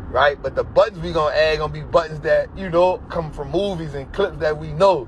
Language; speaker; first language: English; native; English